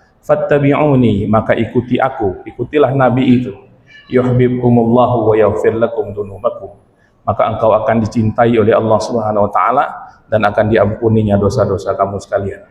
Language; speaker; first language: Indonesian; native; Indonesian